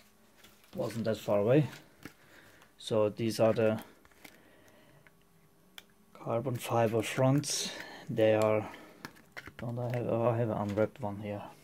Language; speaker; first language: English; non-native, fluent; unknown